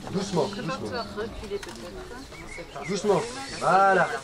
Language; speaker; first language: French; native; French